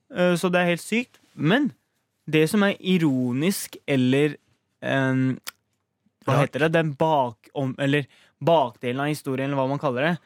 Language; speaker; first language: Norwegian; early bilingual, other home language; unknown